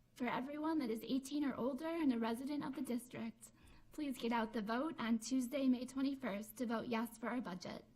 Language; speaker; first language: English; native; English